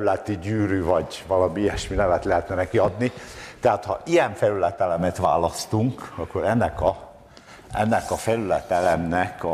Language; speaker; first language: Hungarian; native; Hungarian